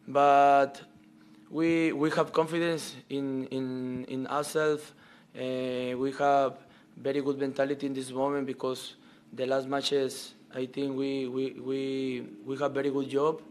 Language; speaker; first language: English; non-native, learner; Spanish